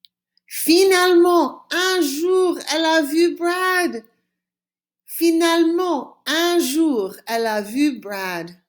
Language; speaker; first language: French; non-native, fluent; English